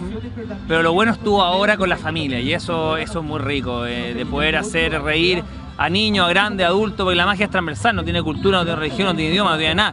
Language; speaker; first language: Spanish; native; Spanish